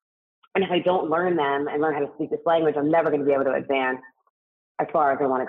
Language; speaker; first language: English; native; English